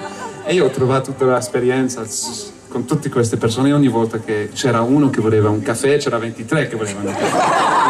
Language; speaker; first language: Italian; non-native, fluent; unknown